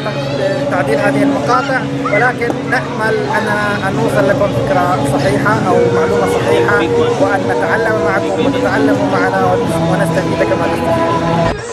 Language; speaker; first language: Arabic; native; Arabic